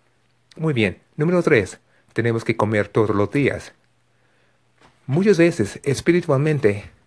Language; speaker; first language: Spanish; non-native, fluent; English